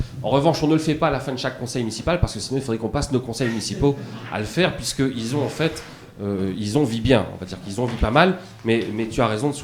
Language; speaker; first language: French; native; French